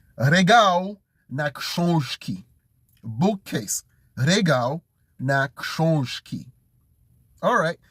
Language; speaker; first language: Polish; non-native, learner; English